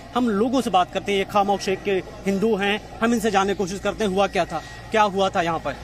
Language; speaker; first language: Hindi; native; Hindi